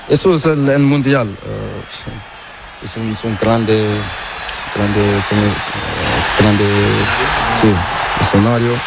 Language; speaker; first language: Spanish; non-native, learner; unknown